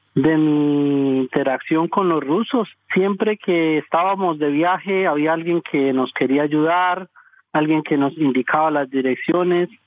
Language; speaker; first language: Spanish; native; Spanish